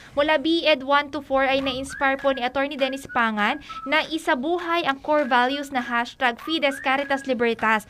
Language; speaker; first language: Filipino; non-native, local second language; Pampanga